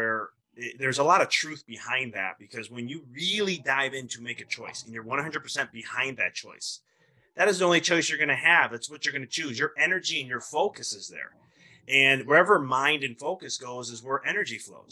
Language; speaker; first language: English; native; English